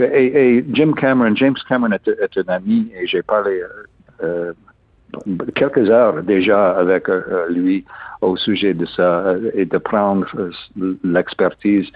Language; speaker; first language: French; non-native, learner; English